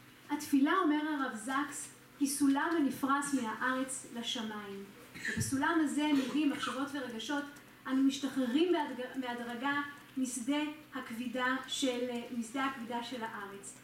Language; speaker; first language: Hebrew; native; Hebrew